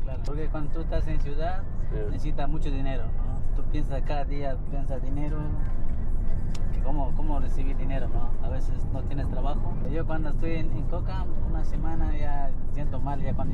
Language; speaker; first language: Spanish; non-native, local second language; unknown